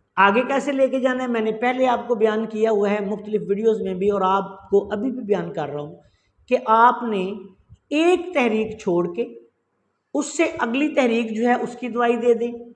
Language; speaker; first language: Urdu; non-native, local second language; Punjabi